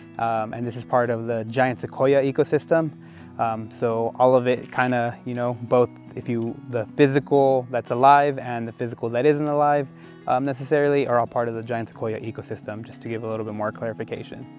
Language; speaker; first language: English; native; English